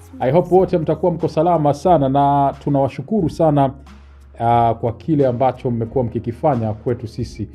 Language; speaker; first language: Swahili; native; Swahili